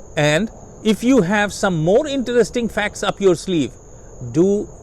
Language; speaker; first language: English; non-native, local second language; Hindi